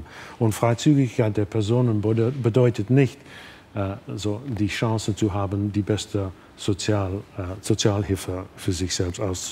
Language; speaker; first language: German; non-native, fluent; English